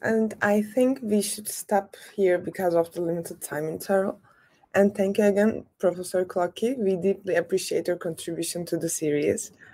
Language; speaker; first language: English; non-native, fluent; Turkish